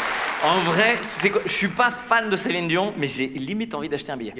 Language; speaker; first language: French; native; French